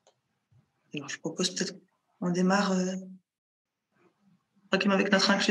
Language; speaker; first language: French; native; French